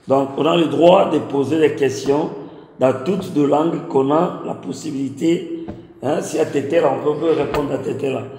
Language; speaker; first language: French; non-native, local second language; Lingala